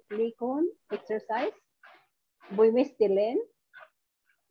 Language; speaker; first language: Finnish; non-native, learner; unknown